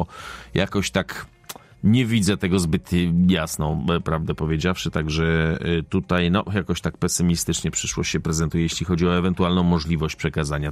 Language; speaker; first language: Polish; native; Polish